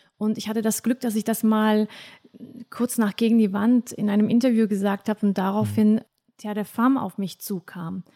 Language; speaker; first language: German; early bilingual, other home language; Turkish